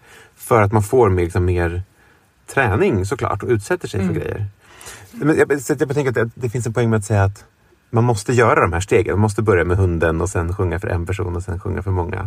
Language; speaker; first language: Swedish; native; Swedish